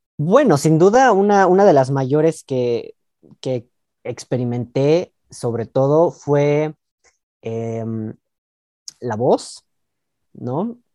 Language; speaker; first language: Spanish; native; Spanish